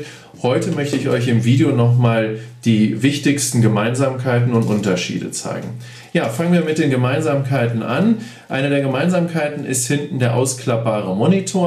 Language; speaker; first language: German; native; German